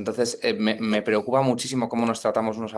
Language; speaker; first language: Spanish; native; Spanish